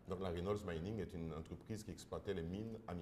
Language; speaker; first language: French; non-native, local second language; Haitian Creole